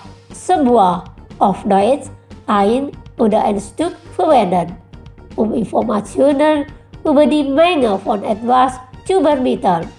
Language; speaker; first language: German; non-native, learner; Indonesian